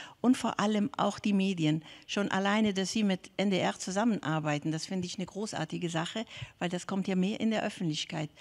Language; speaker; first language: German; non-native, fluent; Persian